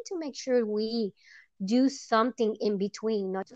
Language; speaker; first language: English; non-native, fluent; Spanish